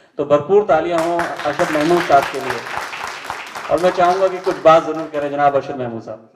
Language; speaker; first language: Urdu; native; Urdu